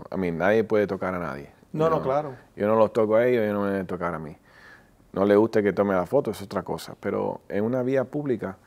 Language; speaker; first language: Spanish; early bilingual, heritage; Spanish